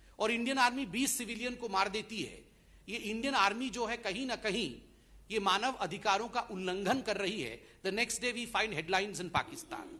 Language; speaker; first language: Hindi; non-native, local second language; Odia